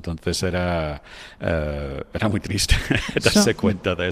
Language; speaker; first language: Spanish; non-native, fluent; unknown